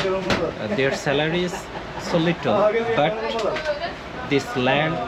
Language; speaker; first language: English; non-native, learner; Bangla